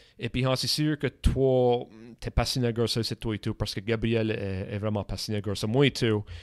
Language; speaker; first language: French; native; French